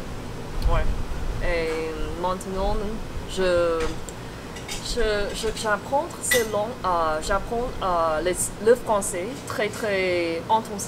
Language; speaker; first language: French; non-native, fluent; Chinese